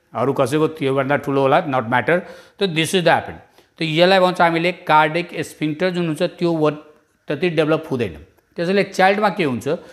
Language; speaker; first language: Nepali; non-native, local second language; Bhojpuri